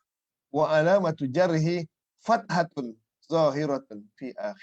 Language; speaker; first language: Arabic; non-native, fluent; Malay